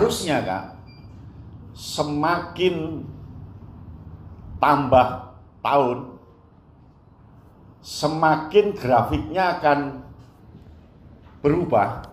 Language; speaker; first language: Indonesian; native; Indonesian